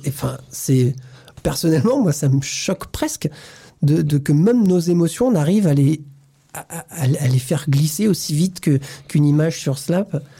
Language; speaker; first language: French; native; French